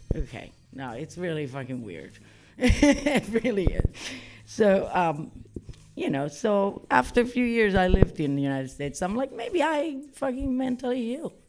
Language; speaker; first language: English; non-native, fluent; Italian